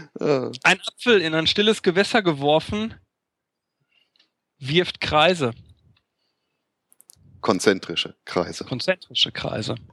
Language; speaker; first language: German; native; German